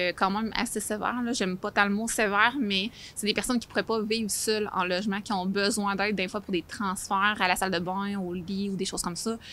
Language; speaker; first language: French; native; French